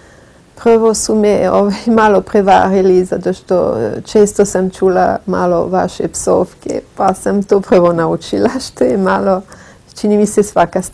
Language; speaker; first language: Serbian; non-native, fluent; French